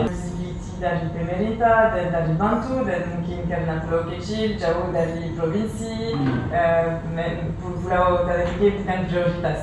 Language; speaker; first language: Indonesian; non-native, learner; French